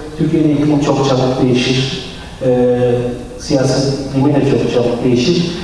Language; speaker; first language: Turkish; native; Turkish